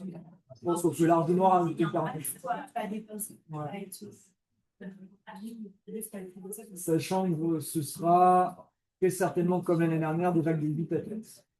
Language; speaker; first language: French; native; French